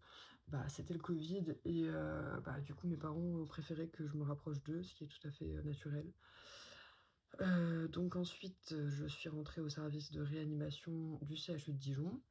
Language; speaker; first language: French; native; French